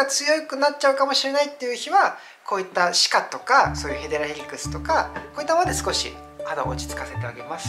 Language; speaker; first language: Japanese; non-native, fluent; Korean